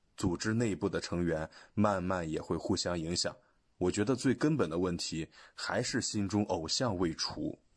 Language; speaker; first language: Chinese; non-native, fluent; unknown